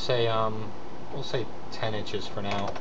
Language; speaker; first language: English; native; English